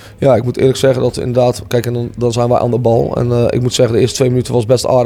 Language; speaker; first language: Dutch; native; Dutch